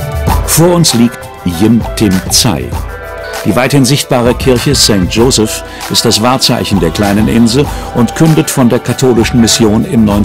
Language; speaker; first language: German; native; German